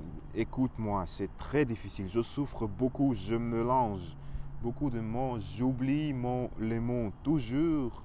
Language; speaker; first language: French; non-native, learner; Russian